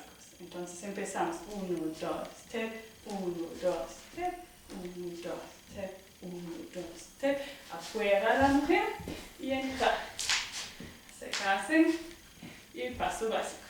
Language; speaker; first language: Spanish; non-native, fluent; German